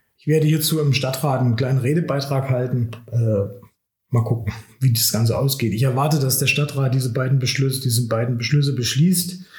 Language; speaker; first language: German; native; German